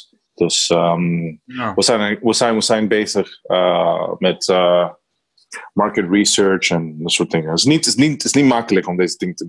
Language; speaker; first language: Dutch; non-native, learner; Spanish